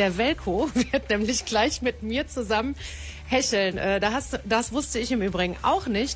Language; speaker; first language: German; native; German